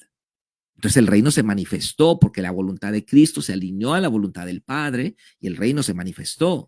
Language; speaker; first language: Spanish; native; Spanish